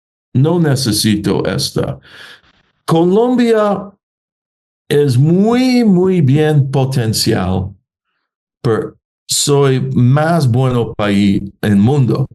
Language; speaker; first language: Spanish; non-native, learner; English